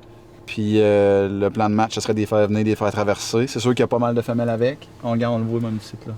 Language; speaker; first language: French; native; French